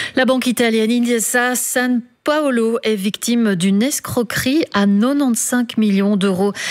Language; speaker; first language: French; native; French